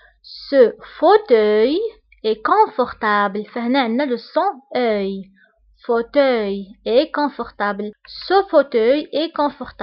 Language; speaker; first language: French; non-native, local second language; Arabic